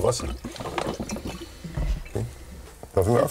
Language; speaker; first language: German; native; German